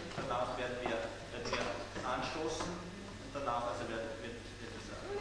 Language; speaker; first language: German; non-native, learner; Czech